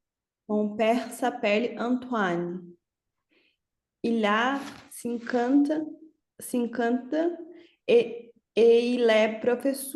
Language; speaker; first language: French; non-native, learner; Portuguese